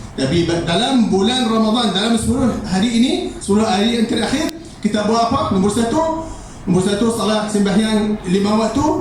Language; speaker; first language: Malay; non-native, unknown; Arabic